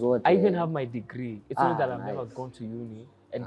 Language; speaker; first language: English; non-native, local second language; Kikuyu